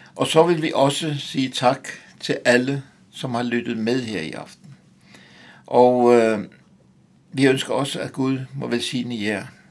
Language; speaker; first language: Danish; native; Danish